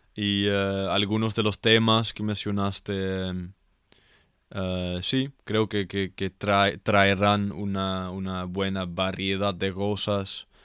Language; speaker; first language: Spanish; non-native, fluent; Dutch